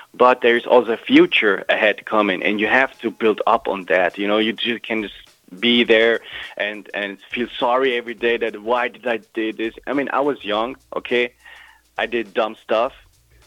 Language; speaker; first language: English; non-native, fluent; German